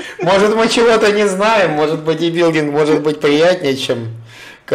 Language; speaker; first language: Russian; native; Russian